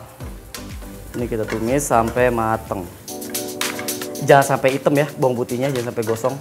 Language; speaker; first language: Indonesian; native; Indonesian